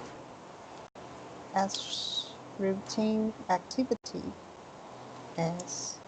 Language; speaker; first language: English; non-native, learner; Chinese